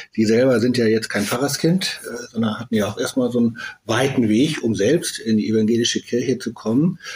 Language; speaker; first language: German; native; German